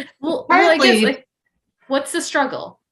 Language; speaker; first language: English; native; English